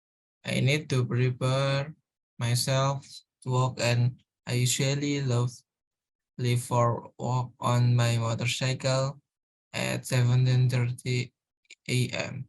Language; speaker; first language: English; non-native, learner; Indonesian